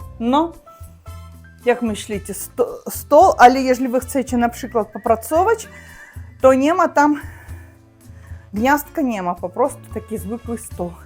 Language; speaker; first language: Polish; non-native, learner; Russian